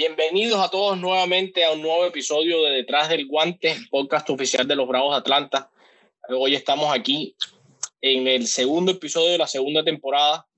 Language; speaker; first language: Spanish; native; Spanish